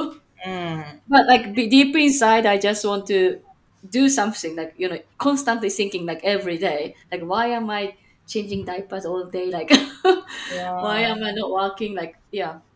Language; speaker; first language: English; non-native, fluent; Japanese